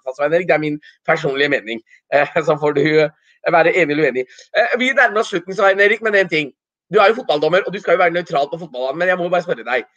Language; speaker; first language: Norwegian; early bilingual, other home language; Urdu